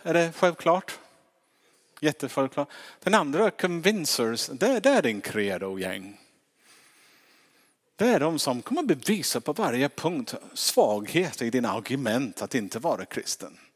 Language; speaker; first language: Swedish; non-native, fluent; English